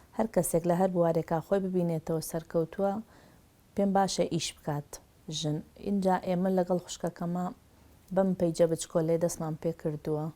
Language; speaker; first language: Central Kurdish; non-native, local second language; Gurani